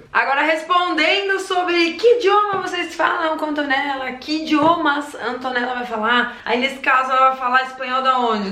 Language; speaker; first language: Portuguese; native; Portuguese